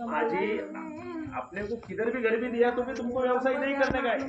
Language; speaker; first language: Hindi; non-native, local second language; Marathi